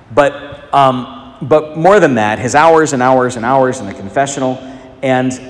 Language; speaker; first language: English; native; English